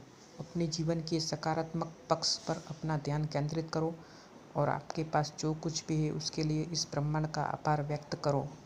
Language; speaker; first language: Hindi; native; Hindi